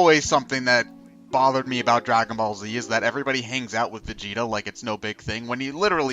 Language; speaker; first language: English; native; English